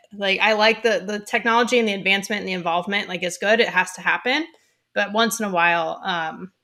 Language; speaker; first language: English; native; English